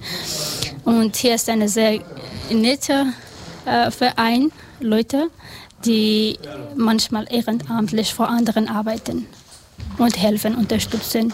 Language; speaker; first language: German; non-native, learner; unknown